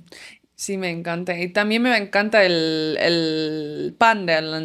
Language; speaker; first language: Spanish; non-native, fluent; Dutch